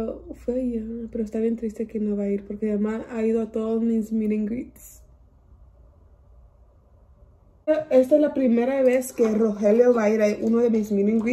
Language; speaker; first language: Spanish; early bilingual, heritage; Spanish